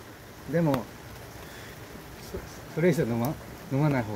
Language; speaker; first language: Japanese; native; Japanese